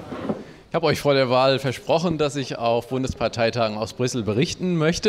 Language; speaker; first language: German; native; German